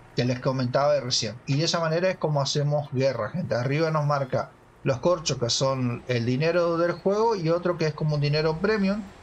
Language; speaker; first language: Spanish; native; Spanish